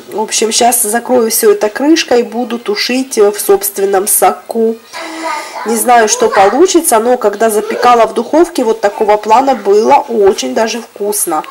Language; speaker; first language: Russian; native; Russian